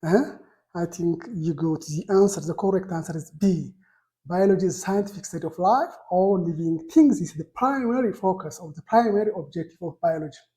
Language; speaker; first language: English; non-native, local second language; Amharic